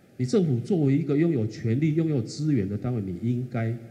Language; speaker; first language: Chinese; native; Chinese